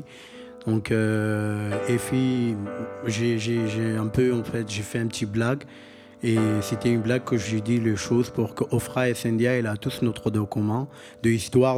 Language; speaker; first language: French; non-native, learner; Pashto